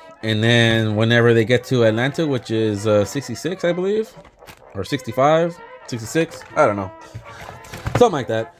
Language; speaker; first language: English; native; English